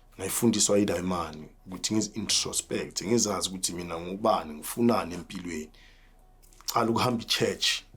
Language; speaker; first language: Zulu; native; Zulu